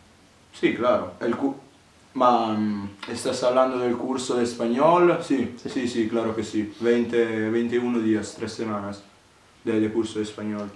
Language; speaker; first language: Spanish; non-native, learner; Italian